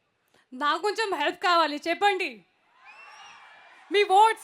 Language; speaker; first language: Telugu; non-native, fluent; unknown